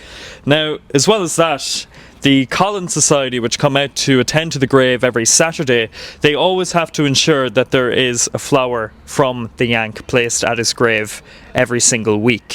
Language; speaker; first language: English; native; English